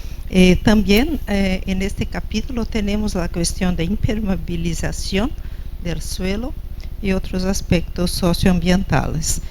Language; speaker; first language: Spanish; non-native, fluent; Portuguese